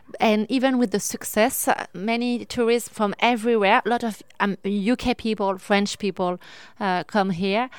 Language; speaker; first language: English; non-native, learner; French